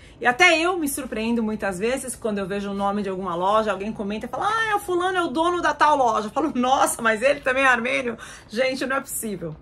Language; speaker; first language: Portuguese; native; Portuguese